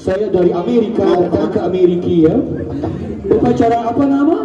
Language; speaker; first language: Indonesian; non-native, learner; English